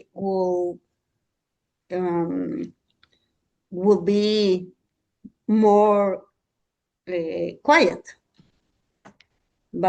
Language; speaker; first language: English; non-native, learner; Spanish